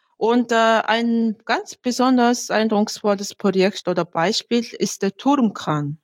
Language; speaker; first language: German; non-native, fluent; Mongolian